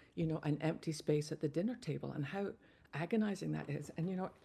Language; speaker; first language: English; native; English